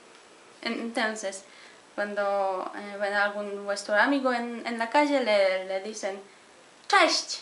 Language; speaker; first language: Spanish; non-native, fluent; Polish